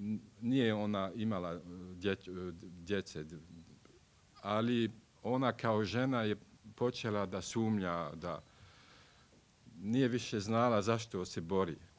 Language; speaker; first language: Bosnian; non-native, learner; French